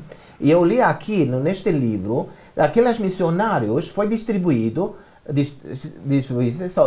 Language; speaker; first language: Portuguese; non-native, learner; Romanian